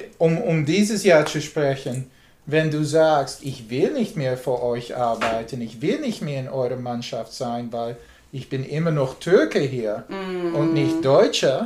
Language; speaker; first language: German; non-native, learner; English